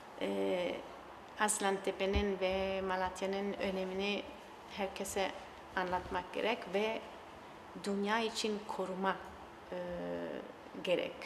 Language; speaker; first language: Turkish; non-native, learner; Italian